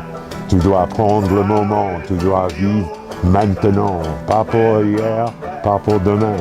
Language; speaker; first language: French; non-native, fluent; English